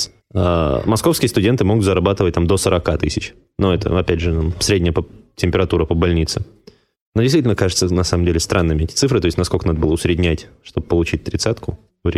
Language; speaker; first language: Russian; native; Russian